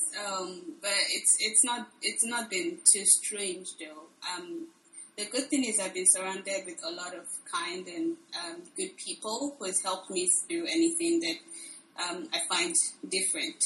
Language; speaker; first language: English; non-native, local second language; Igbo